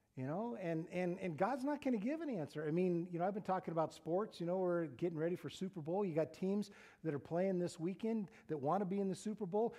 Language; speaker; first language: English; native; English